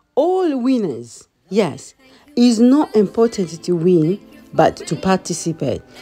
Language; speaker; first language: English; non-native, fluent; Lingala